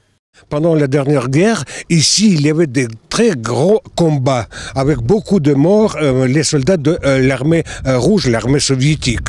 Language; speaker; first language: French; non-native, fluent; Russian